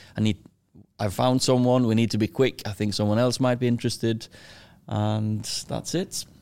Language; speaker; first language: English; non-native, fluent; Norwegian